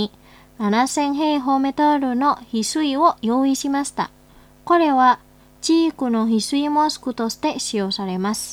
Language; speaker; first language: Japanese; non-native, fluent; Indonesian